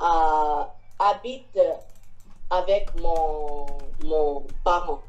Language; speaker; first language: French; non-native, learner; Chinese